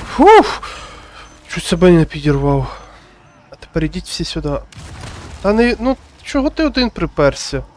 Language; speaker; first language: Ukrainian; non-native, local second language; Russian